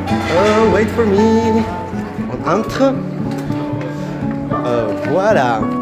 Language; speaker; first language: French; non-native, fluent; Russian